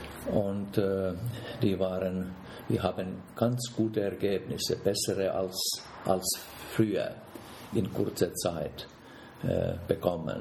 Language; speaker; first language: German; non-native, fluent; Finnish